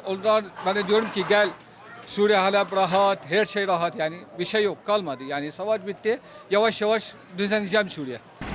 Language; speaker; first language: Turkish; non-native, learner; Arabic